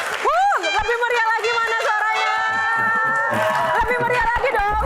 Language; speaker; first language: Indonesian; native; Indonesian